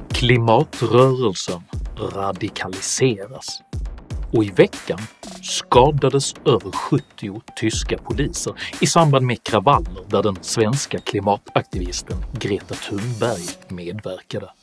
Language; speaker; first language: Swedish; native; Swedish